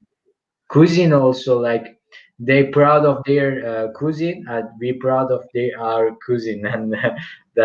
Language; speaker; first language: English; non-native, fluent; Turkish